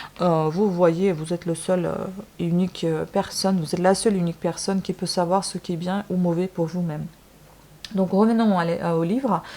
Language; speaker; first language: French; non-native, fluent; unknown